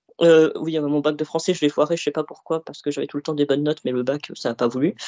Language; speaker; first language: French; early bilingual, other home language; Arabic